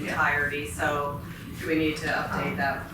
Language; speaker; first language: English; native; English